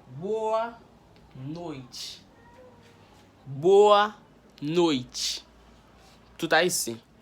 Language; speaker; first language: Portuguese; non-native, learner; Haitian Creole